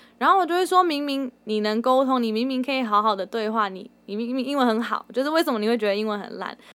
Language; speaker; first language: Chinese; early bilingual, heritage; Chinese